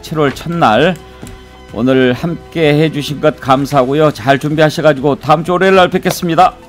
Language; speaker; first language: Korean; native; Korean